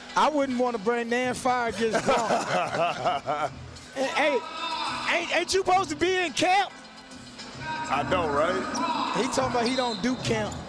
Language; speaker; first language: English; native; English